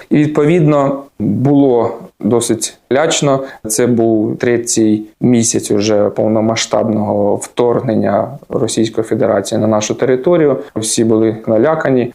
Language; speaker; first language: Ukrainian; native; Ukrainian